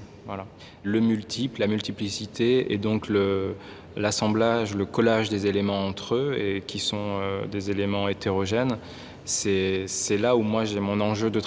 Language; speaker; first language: French; native; French